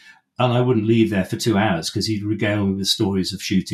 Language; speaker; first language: English; native; English